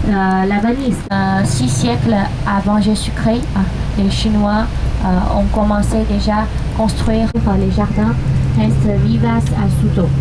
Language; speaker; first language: French; non-native, fluent; Chinese